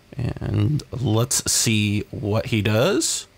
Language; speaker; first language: English; native; English